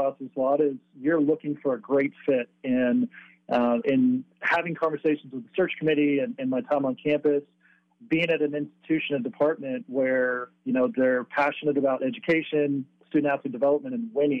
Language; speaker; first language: English; native; English